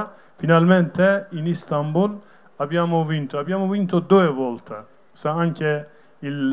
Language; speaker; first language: Italian; non-native, learner; Kurdish